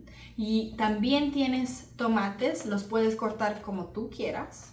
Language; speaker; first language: Spanish; early bilingual, heritage; Spanish